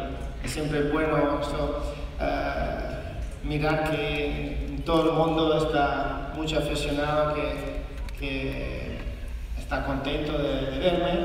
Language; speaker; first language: Spanish; non-native, learner; Italian